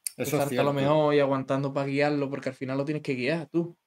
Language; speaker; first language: Spanish; native; Spanish